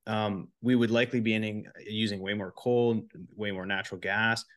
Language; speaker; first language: English; native; English